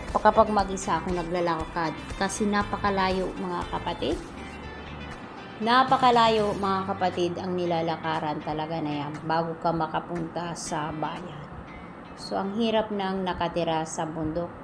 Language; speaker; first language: Filipino; non-native, local second language; Bikol